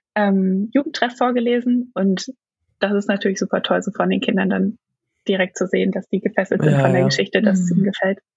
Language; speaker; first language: German; native; German